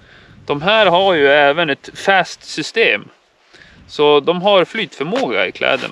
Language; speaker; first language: Swedish; native; Swedish